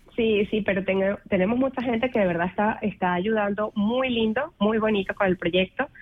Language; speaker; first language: Spanish; native; Spanish